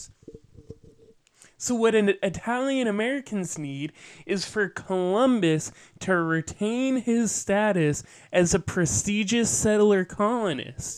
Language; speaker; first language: English; native; English